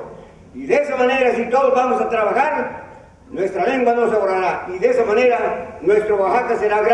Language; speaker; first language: Spanish; non-native, local second language; Zapotec